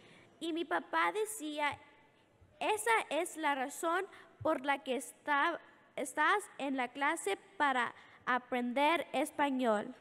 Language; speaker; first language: Spanish; early bilingual, heritage; English